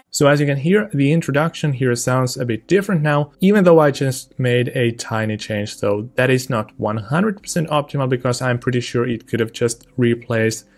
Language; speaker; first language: English; non-native, fluent; Finnish